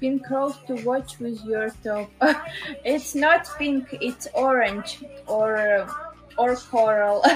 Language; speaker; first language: English; non-native, learner; Russian